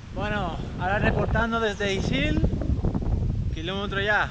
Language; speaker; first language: Spanish; non-native, local second language; Catalan